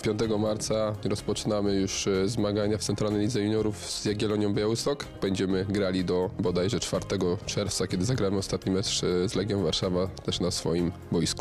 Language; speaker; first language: Polish; native; Polish